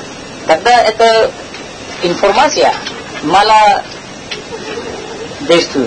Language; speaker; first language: Russian; non-native, learner; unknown